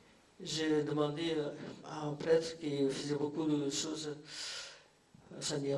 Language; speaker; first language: French; non-native, fluent; Indonesian